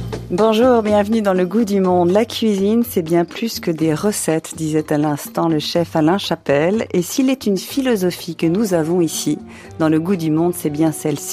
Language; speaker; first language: French; native; French